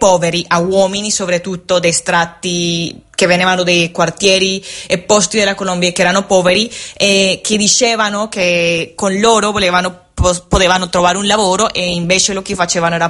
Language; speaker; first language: Italian; non-native, fluent; Spanish